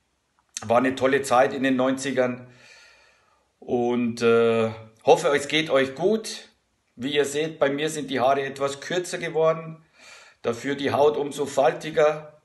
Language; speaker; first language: German; native; German